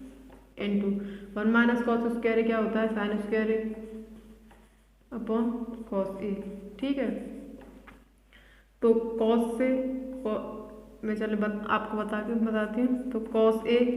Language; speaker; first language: Hindi; native; Hindi